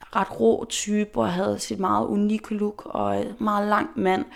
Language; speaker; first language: Danish; non-native, local second language; Faroese